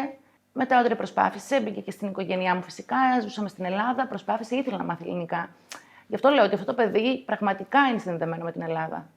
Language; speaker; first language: Greek; native; Greek